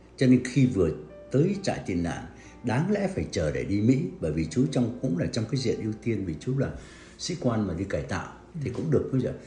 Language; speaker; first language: Vietnamese; native; Vietnamese